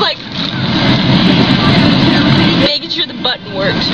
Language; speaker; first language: English; native; English